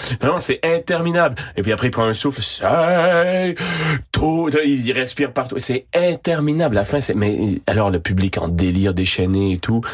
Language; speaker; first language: French; native; French